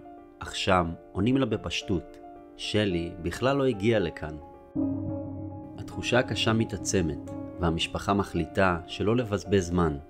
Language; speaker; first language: Hebrew; native; Hebrew